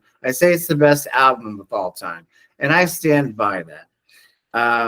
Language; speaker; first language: English; native; English